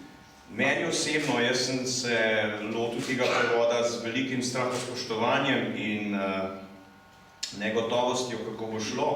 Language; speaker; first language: Slovenian; native; Slovenian